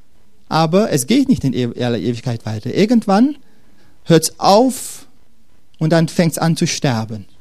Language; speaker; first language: German; non-native, fluent; Dutch